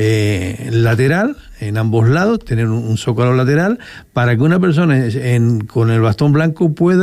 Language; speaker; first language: Spanish; native; Spanish